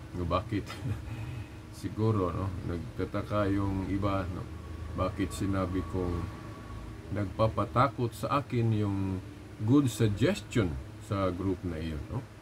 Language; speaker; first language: Filipino; non-native, local second language; Cebuano